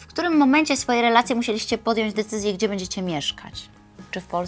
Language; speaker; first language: Polish; native; Polish